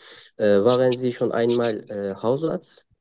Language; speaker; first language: German; non-native, learner; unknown